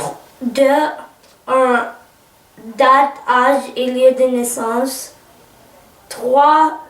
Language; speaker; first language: French; early bilingual, other home language; Arabic